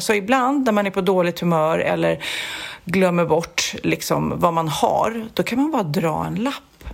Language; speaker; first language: Swedish; native; Swedish